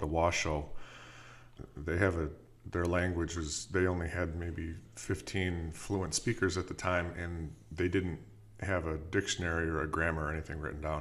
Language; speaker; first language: English; native; English